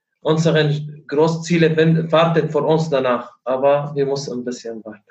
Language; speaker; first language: German; non-native, learner; Arabic